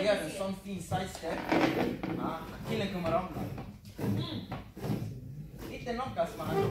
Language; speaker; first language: Swedish; non-native, fluent; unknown